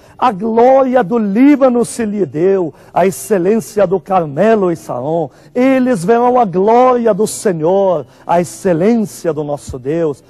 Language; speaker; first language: Portuguese; non-native, fluent; Arabic